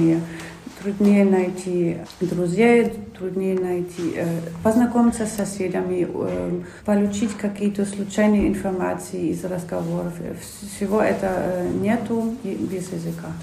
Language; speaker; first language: Russian; non-native, fluent; German